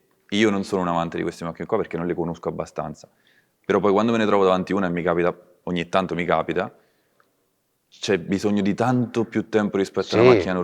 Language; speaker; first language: Italian; native; Italian